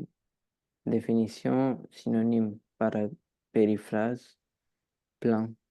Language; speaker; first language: French; non-native, learner; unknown